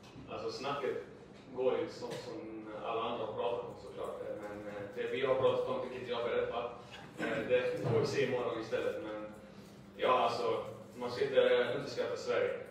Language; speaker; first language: Swedish; early bilingual, other home language; Albanian